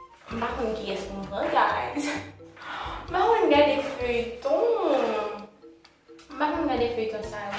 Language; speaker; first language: French; non-native, local second language; Haitian Creole